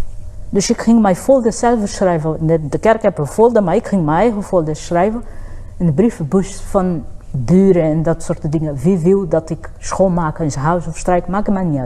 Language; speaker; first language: Dutch; non-native, fluent; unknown